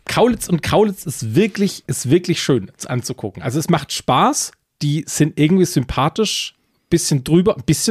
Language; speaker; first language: German; native; German